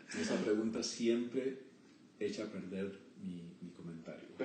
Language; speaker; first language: Spanish; early bilingual, heritage; Spanish